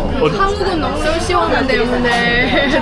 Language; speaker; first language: Korean; non-native, learner; Chinese